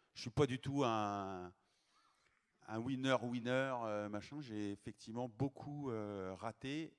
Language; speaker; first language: French; native; French